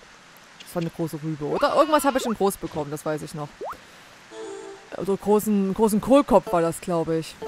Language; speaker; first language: German; native; German